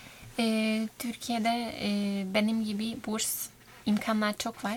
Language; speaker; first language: Turkish; non-native, fluent; Hungarian